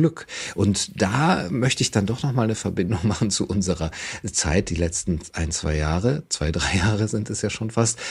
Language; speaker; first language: German; native; German